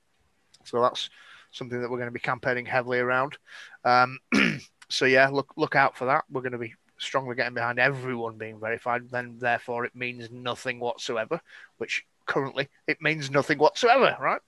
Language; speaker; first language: English; native; English